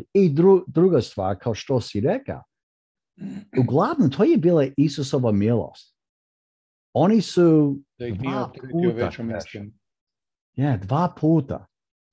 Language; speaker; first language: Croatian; early bilingual, heritage; English